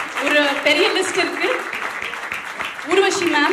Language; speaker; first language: Tamil; non-native, fluent; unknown